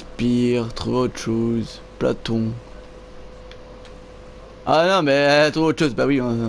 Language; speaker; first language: French; native; French